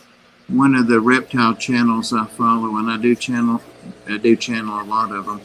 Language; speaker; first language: English; native; English